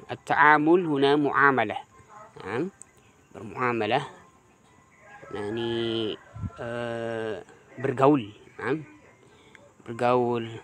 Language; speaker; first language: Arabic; non-native, fluent; Indonesian